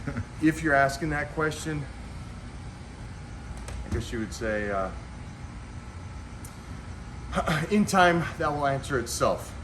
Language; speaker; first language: English; native; English